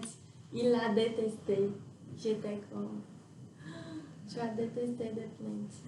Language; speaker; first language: French; non-native, fluent; Portuguese